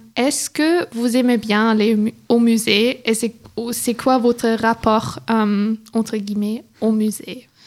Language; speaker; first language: French; non-native, fluent; German